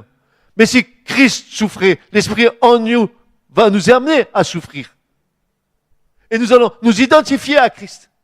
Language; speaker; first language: French; native; French